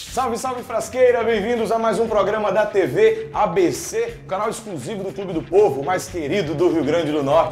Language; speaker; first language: Portuguese; native; Portuguese